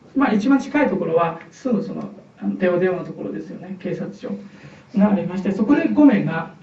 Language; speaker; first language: Japanese; non-native, fluent; Chinese